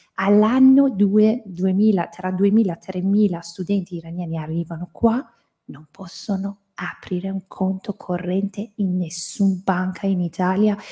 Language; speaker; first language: Italian; non-native, fluent; Persian